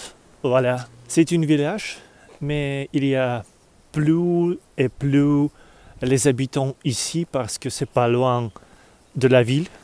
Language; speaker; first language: French; non-native, learner; Russian